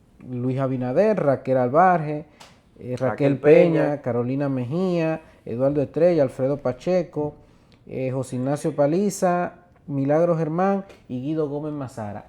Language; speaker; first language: Spanish; native; Spanish